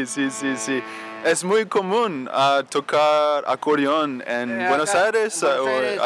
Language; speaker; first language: Spanish; non-native, learner; English